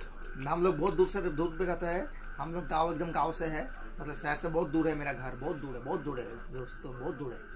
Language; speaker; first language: Hindi; non-native, local second language; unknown